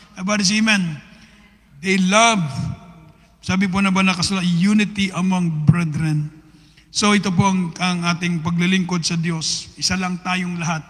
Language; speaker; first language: Filipino; native; Filipino